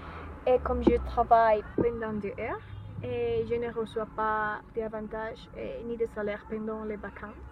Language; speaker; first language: French; non-native, learner; Spanish